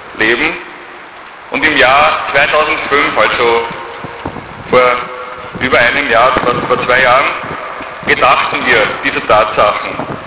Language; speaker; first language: German; native; German